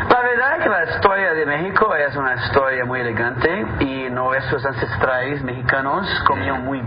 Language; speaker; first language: Spanish; non-native, fluent; Portuguese